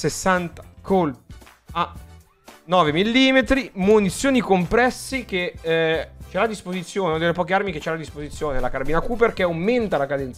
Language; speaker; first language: Italian; native; Italian